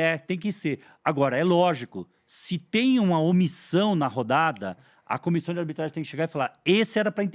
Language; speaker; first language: Portuguese; native; Portuguese